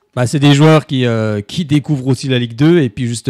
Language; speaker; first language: French; native; French